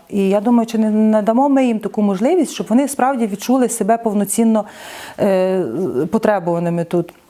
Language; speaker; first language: Ukrainian; native; Ukrainian